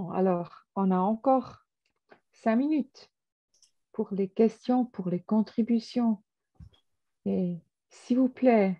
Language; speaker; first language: French; non-native, fluent; German